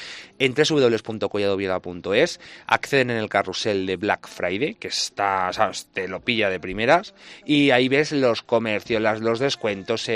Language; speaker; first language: Spanish; native; Spanish